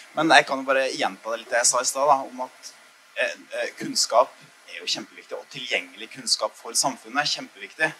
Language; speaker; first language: Norwegian; native; Norwegian